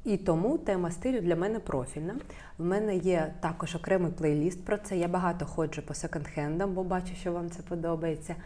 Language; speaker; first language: Ukrainian; non-native, local second language; Russian